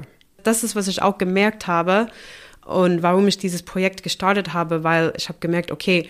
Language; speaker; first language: German; non-native, fluent; English